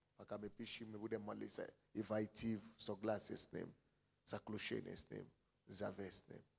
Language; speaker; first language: Russian; non-native, fluent; Yoruba